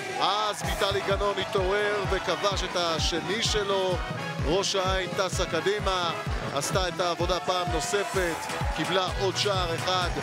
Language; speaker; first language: Hebrew; native; Hebrew